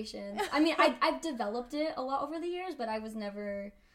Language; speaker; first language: English; early bilingual, other home language; Spanish